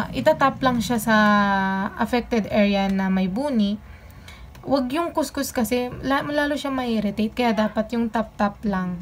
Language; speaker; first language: Filipino; non-native, local second language; Pampanga